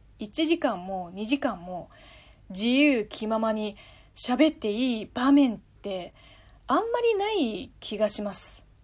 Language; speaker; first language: Japanese; non-native, fluent; Chinese